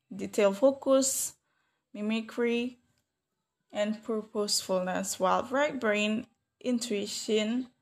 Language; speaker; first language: English; non-native, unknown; Indonesian